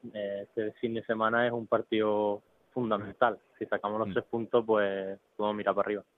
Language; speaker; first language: Spanish; early bilingual, other home language; English